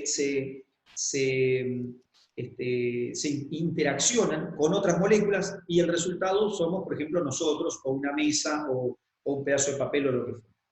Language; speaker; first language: Spanish; native; Spanish